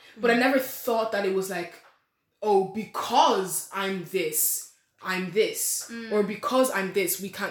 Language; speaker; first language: English; native; English